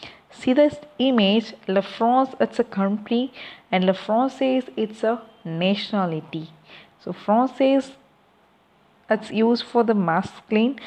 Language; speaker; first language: English; non-native, local second language; Tamil